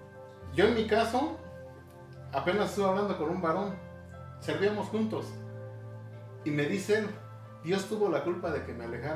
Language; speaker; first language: Spanish; native; Spanish